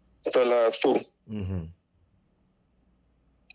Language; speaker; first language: Arabic; non-native, learner; English